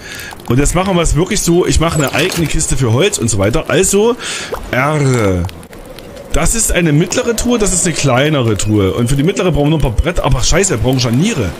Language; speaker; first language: German; native; German